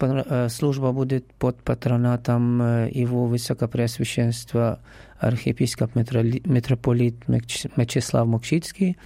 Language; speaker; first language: Russian; non-native, learner; Arabic